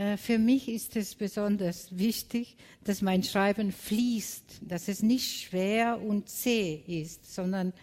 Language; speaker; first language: German; non-native, fluent; Spanish